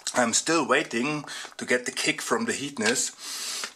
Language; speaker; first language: English; non-native, fluent; German